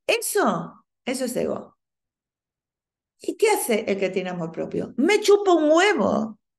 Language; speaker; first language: Spanish; native; Spanish